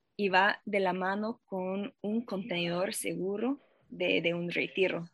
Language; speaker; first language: Spanish; non-native, fluent; English